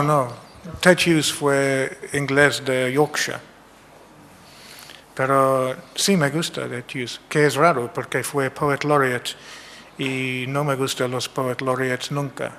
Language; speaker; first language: Spanish; non-native, fluent; English